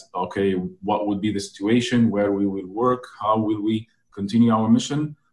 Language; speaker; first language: English; non-native, fluent; Arabic